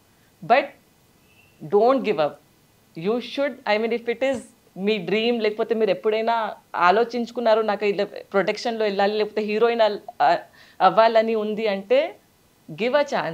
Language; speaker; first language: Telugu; non-native, local second language; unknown